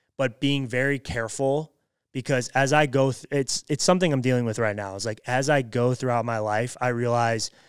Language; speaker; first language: English; native; English